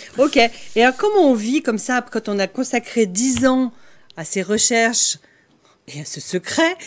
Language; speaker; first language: French; native; French